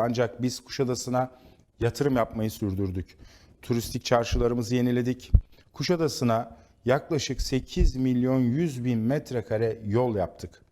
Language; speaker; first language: Turkish; native; Turkish